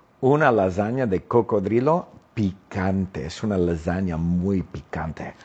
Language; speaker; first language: Spanish; non-native, fluent; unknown